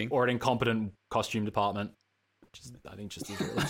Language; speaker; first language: English; native; English